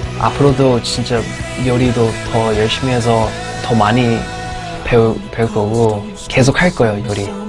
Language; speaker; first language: Korean; non-native, learner; English